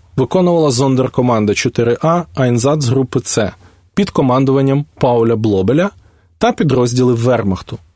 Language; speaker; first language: Ukrainian; native; Ukrainian